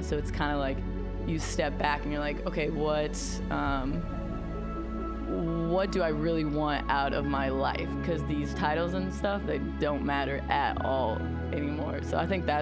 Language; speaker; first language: English; native; English